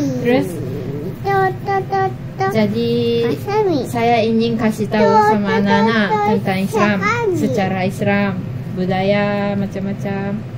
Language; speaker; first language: Indonesian; non-native, learner; Japanese